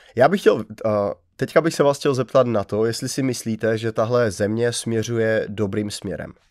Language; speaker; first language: Czech; native; Czech